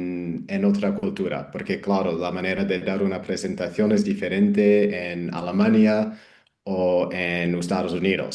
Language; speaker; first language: Spanish; non-native, fluent; English